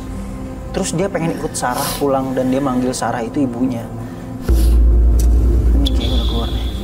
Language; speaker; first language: Indonesian; native; Indonesian